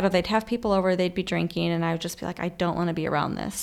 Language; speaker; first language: English; native; English